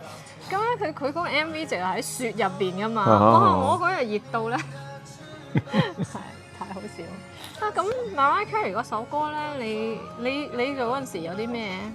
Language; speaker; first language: Cantonese; native; Cantonese